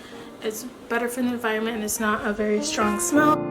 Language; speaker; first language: English; native; English